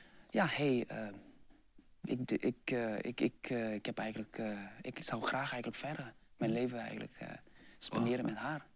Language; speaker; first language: Dutch; non-native, fluent; Indonesian